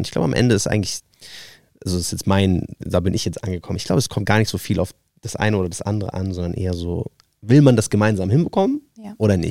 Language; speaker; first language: German; native; German